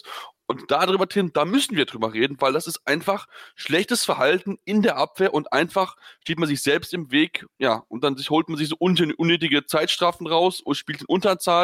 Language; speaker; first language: German; native; German